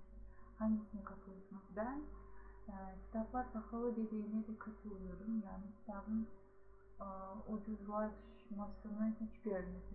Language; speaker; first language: Turkish; non-native, fluent; Kazakh